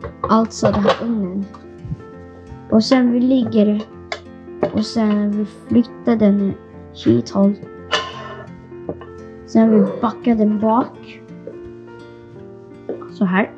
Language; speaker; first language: Swedish; non-native, learner; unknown